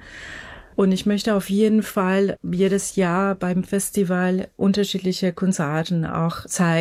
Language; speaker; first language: German; non-native, fluent; Persian